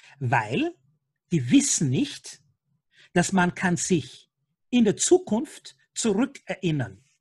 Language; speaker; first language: German; non-native, fluent; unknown